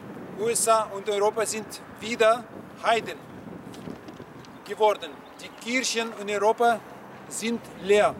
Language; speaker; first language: German; non-native, learner; Russian